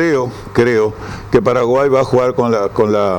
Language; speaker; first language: Spanish; native; Spanish